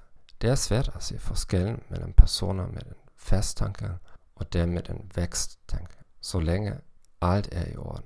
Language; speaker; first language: Danish; non-native, fluent; German